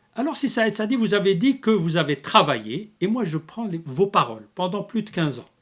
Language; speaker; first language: French; non-native, local second language; Arabic